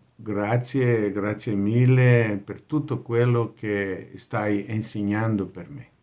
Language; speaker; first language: Italian; non-native, fluent; Portuguese